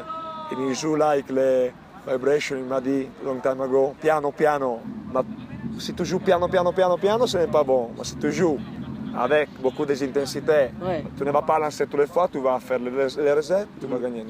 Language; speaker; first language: French; non-native, learner; Italian